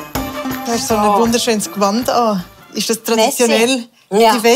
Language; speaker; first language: German; native; German